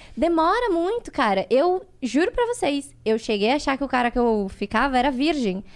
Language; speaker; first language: Portuguese; native; Portuguese